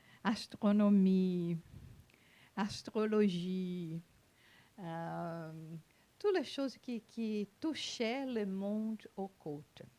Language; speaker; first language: French; non-native, fluent; Portuguese